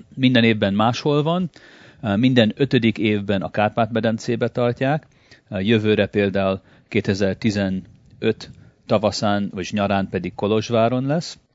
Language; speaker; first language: Hungarian; early bilingual, heritage; Hungarian